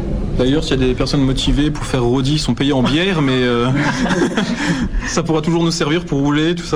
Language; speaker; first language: French; native; French